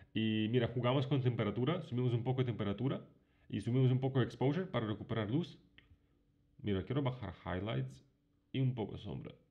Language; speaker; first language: Spanish; non-native, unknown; Ukrainian